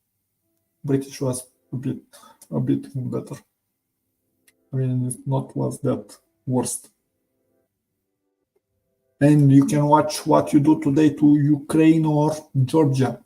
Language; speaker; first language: English; non-native, learner; Romanian